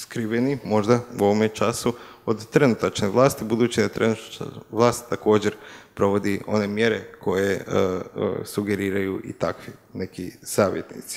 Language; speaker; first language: Croatian; native; Croatian